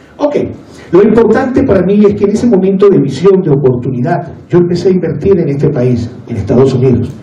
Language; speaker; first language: Spanish; native; Spanish